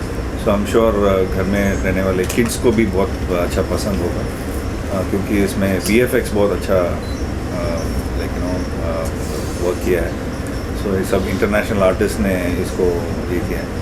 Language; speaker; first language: Hindi; non-native, local second language; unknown